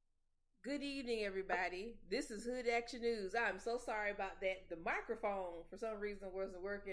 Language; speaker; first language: English; native; English